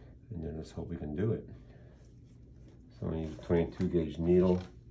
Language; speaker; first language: English; early bilingual, other home language; Spanish